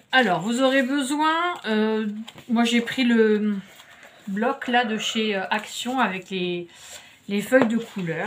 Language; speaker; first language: French; native; French